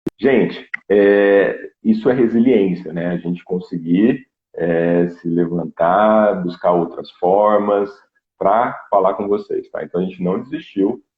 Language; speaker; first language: Portuguese; native; Portuguese